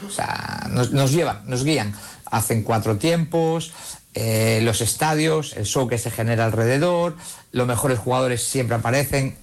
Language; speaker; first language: Spanish; native; Spanish